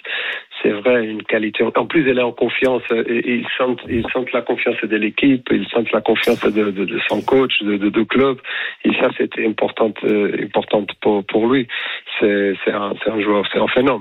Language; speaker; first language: French; non-native, fluent; Portuguese